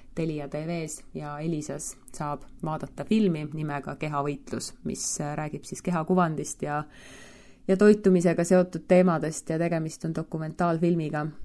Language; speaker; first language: Estonian; native; Estonian